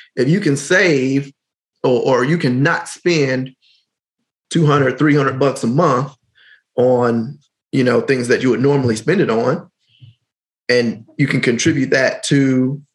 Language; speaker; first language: English; native; English